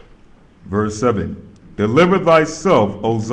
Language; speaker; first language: English; native; English